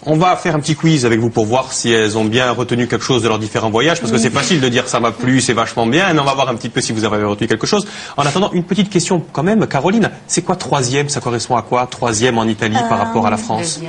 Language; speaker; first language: French; native; French